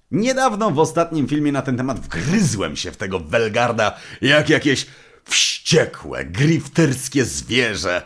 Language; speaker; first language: Polish; native; Polish